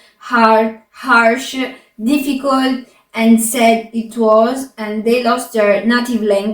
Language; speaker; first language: English; non-native, fluent; Arabic